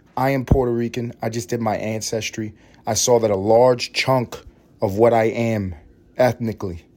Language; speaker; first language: English; early bilingual, other home language; Spanish